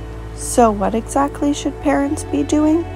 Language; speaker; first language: English; native; English